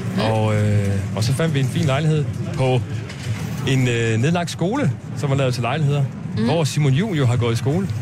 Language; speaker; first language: Danish; native; Danish